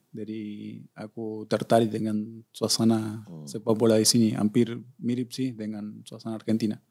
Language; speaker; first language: Indonesian; non-native, fluent; Spanish